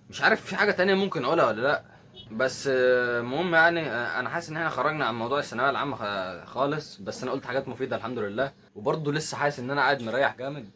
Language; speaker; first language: Arabic; native; Arabic